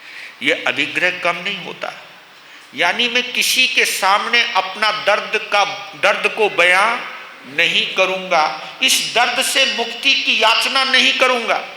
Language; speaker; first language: Hindi; native; Hindi